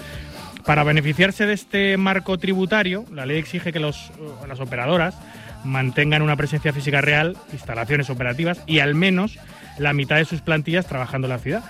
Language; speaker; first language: Spanish; native; Spanish